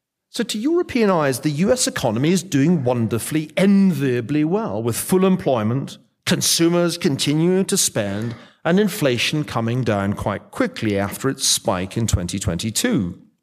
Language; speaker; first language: English; native; English